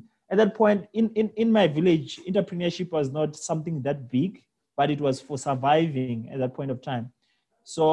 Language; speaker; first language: English; non-native, local second language; Venda